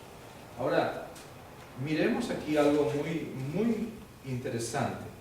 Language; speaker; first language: Spanish; native; Spanish